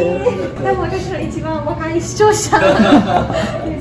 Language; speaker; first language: Japanese; non-native, fluent; Italian